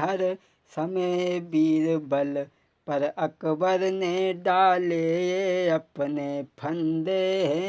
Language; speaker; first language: Hindi; native; Hindi